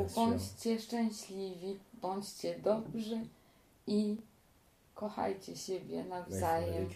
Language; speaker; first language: Polish; non-native, learner; French